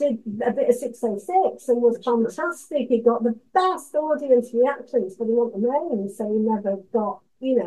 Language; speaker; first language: English; native; English